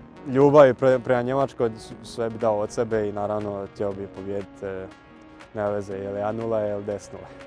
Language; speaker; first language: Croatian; early bilingual, heritage; Croatian